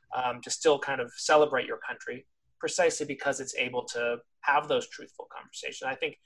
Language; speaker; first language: English; native; English